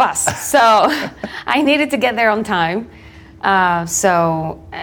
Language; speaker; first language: English; non-native, fluent; Spanish